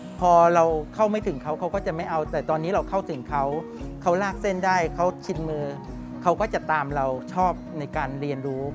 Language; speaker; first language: Thai; native; Thai